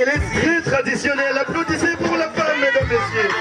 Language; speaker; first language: French; non-native, local second language; Rundi